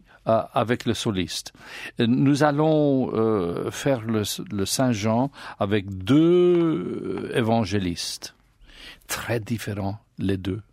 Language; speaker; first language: French; non-native, learner; English